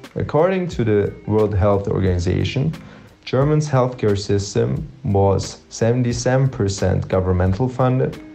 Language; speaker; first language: English; non-native, fluent; German